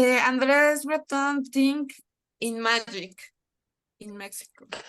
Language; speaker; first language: English; non-native, learner; Spanish